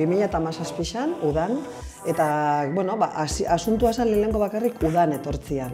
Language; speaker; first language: Basque; native; Basque